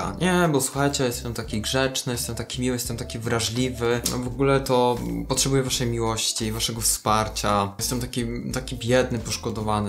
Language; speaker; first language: Polish; native; Polish